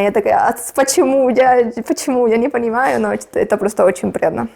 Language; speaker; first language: Russian; non-native, fluent; Spanish